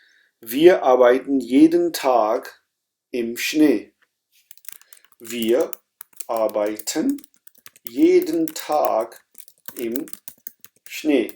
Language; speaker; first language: German; non-native, fluent; Urdu